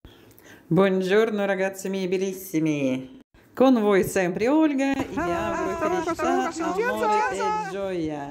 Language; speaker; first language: Italian; non-native, learner; Russian